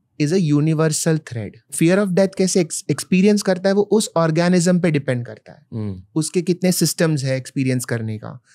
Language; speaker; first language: Hindi; non-native, local second language; Malayalam